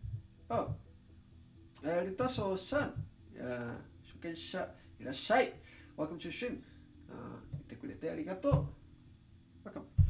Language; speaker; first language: Japanese; non-native, learner; English